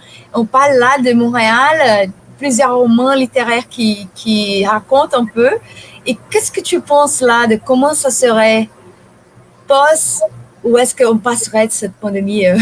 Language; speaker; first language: French; non-native, fluent; Portuguese